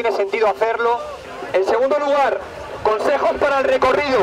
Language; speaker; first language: Spanish; native; Spanish